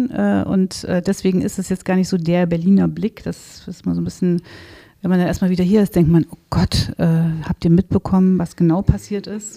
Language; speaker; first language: German; native; German